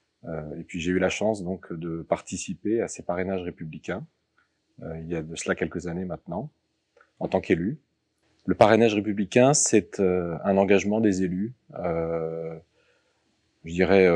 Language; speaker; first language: French; native; French